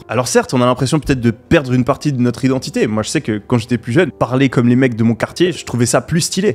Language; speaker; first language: French; native; French